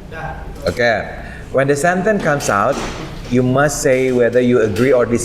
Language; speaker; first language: English; non-native, fluent; Indonesian